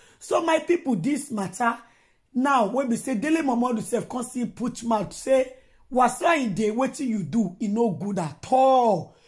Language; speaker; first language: Nigerian Pidgin; non-native, local second language; Yoruba